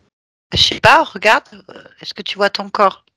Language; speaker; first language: French; native; French